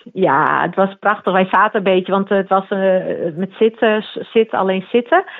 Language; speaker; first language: Dutch; non-native, local second language; Western Frisian